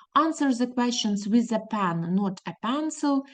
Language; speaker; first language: English; non-native, fluent; Ukrainian